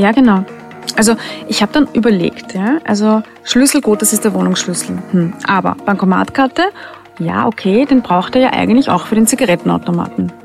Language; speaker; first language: German; native; German